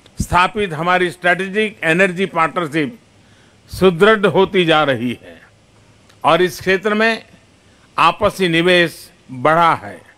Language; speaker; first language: Hindi; non-native, local second language; Gujarati